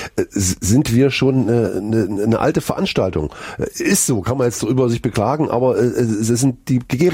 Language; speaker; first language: German; native; German